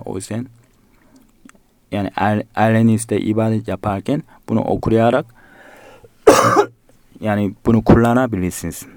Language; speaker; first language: Turkish; non-native, fluent; Korean